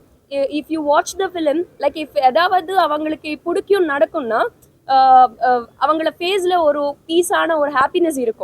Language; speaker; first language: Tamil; non-native, fluent; Telugu